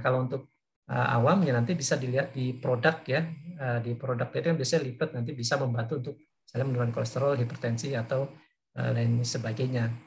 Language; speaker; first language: Indonesian; native; Indonesian